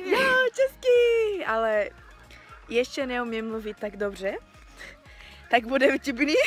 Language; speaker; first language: Czech; non-native, learner; Portuguese